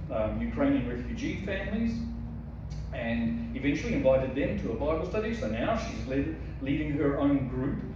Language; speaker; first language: English; native; English